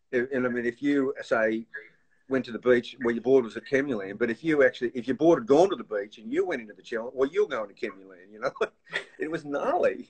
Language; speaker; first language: English; native; English